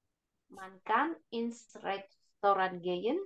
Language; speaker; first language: German; non-native, learner; Indonesian